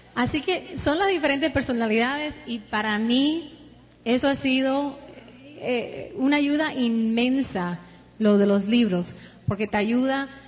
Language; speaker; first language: Spanish; early bilingual, heritage; Spanish